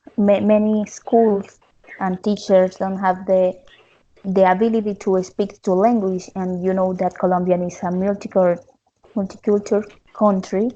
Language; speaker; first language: English; non-native, learner; Spanish